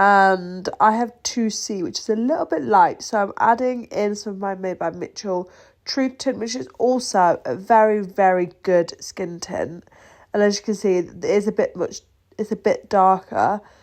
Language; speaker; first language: English; native; English